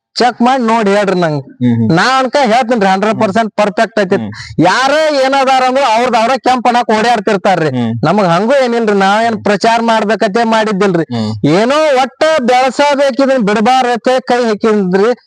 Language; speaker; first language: Kannada; native; Kannada